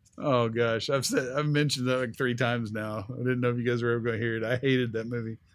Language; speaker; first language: English; native; English